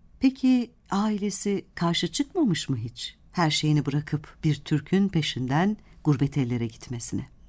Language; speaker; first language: Turkish; native; Turkish